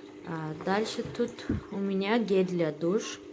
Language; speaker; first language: Russian; non-native, learner; Tajik